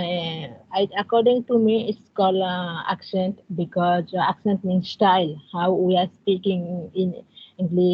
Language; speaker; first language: English; non-native, learner; Odia